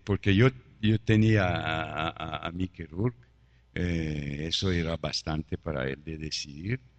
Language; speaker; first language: Spanish; non-native, fluent; French